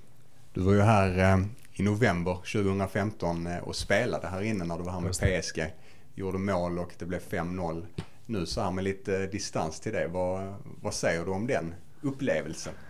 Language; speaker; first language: Swedish; native; Swedish